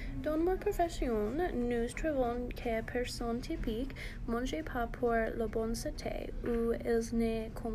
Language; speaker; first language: French; non-native, learner; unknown